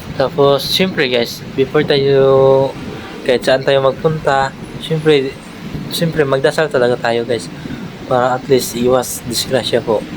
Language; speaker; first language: Filipino; non-native, local second language; Hiligaynon